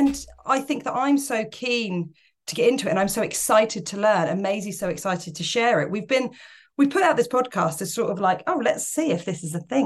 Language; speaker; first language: English; native; English